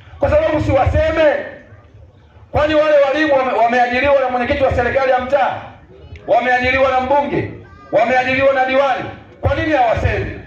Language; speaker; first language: Swahili; native; Swahili